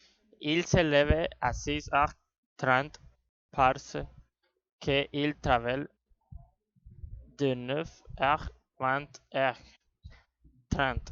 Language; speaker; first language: French; non-native, learner; Spanish